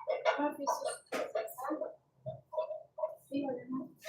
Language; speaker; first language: Arabic; non-native, learner; Tigrinya